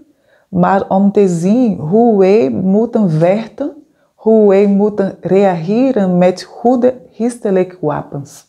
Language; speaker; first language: Dutch; non-native, fluent; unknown